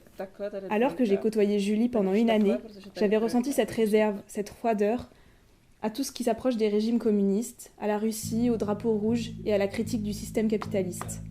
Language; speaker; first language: French; native; French